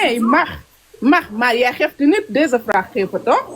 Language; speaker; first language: Dutch; non-native, learner; Wolof